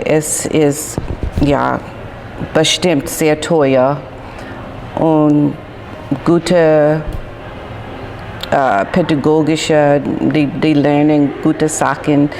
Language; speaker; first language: German; non-native, learner; English